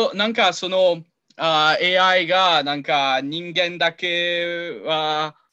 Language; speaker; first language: Japanese; non-native, learner; French